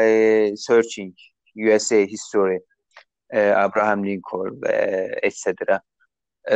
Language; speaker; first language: English; non-native, learner; Turkish